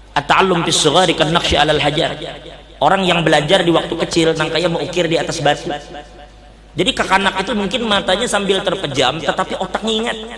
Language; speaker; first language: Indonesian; non-native, local second language; Banjar